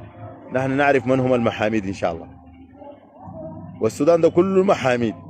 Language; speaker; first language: Arabic; native; Arabic